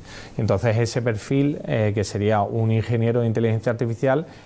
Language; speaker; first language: Spanish; native; Spanish